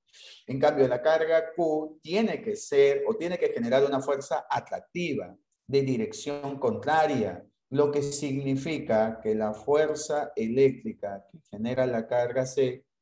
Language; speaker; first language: Spanish; native; Spanish